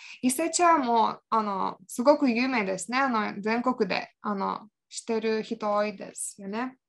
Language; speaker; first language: Japanese; non-native, fluent; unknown